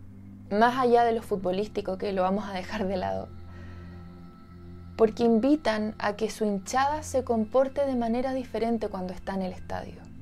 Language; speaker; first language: Spanish; native; Spanish